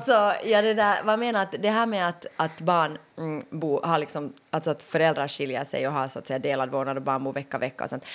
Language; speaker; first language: Swedish; native; Swedish